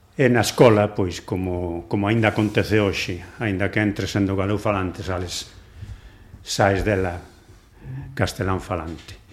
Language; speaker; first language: Galician; non-native, local second language; Spanish